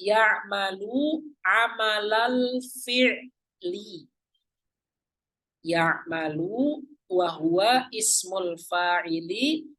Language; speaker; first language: Arabic; non-native, fluent; Indonesian